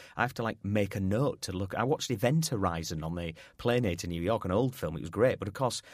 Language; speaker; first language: English; native; English